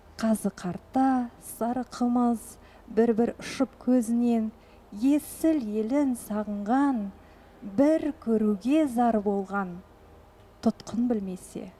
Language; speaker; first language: Kazakh; non-native, local second language; Russian